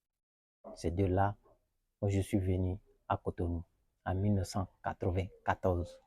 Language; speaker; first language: French; non-native, learner; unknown